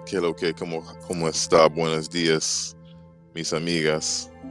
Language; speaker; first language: Spanish; non-native, learner; English